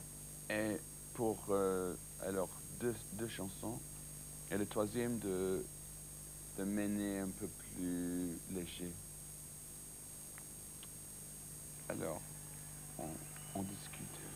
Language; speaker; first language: French; non-native, learner; English